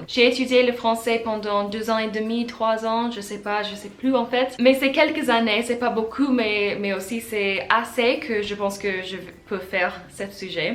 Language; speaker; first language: French; non-native, learner; English